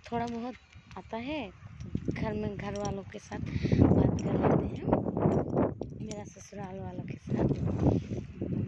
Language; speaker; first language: Hindi; non-native, local second language; Assamese